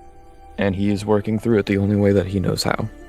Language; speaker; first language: English; native; English